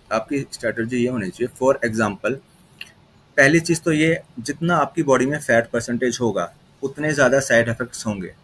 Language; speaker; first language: Hindi; native; Hindi